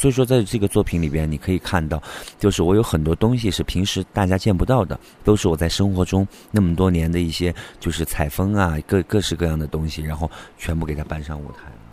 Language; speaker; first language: Chinese; non-native, local second language; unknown